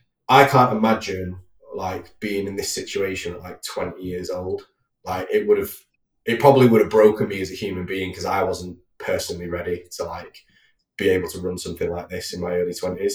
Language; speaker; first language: English; native; English